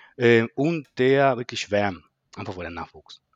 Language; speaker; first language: German; non-native, fluent; Spanish